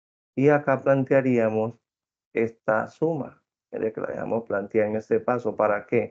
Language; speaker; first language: Spanish; native; Spanish